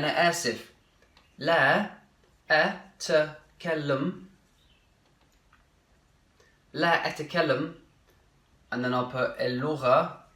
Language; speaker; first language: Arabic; non-native, learner; English